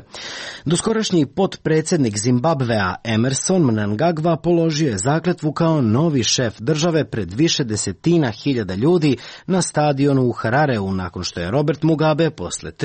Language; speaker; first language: Serbian; native; Serbian